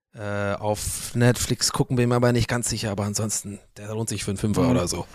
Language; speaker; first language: German; non-native, fluent; English